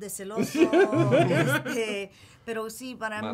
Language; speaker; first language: Spanish; non-native, fluent; English